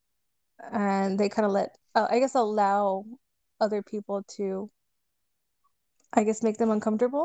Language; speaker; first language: English; native; English